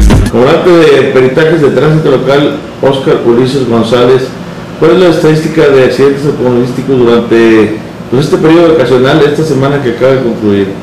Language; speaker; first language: Spanish; native; Spanish